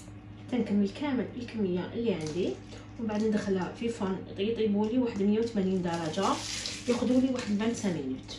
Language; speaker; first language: Arabic; native; Arabic